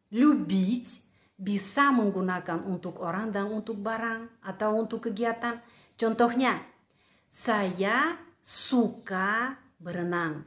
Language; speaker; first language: Indonesian; non-native, fluent; Russian